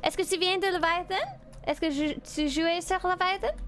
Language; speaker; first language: French; non-native, learner; English